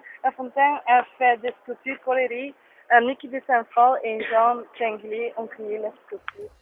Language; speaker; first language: French; non-native, learner; Dutch